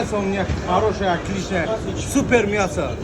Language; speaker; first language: Russian; non-native, local second language; Tajik